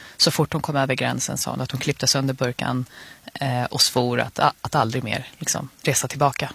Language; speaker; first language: Swedish; early bilingual, other home language; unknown